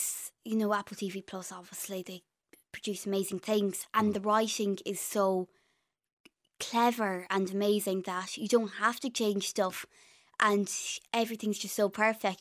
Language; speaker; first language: English; native; English